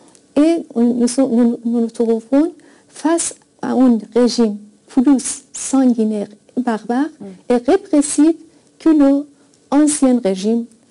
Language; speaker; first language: French; non-native, fluent; Persian